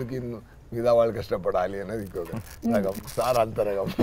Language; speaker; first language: Telugu; non-native, learner; Tamil